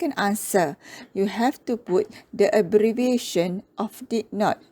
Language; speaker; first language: English; non-native, local second language; Malay